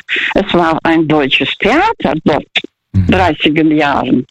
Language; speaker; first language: German; early bilingual, heritage; German